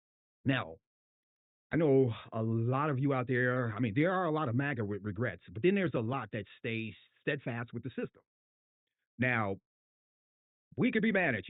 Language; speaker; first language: English; native; English